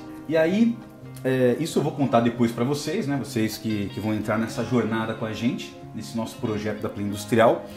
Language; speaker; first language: Portuguese; native; Portuguese